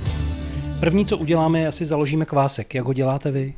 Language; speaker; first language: Czech; native; Czech